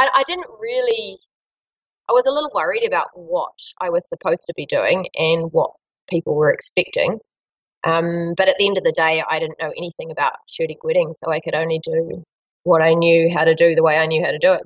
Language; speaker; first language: English; native; English